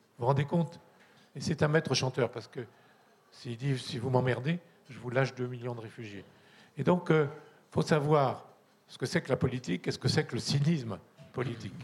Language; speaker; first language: French; native; French